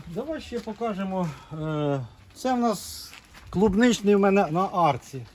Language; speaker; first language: Ukrainian; non-native, local second language; Russian